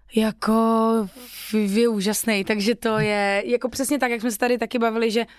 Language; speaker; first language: Czech; non-native, local second language; Polish